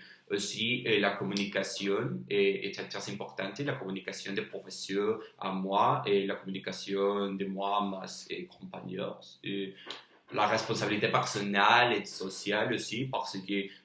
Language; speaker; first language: French; non-native, learner; Spanish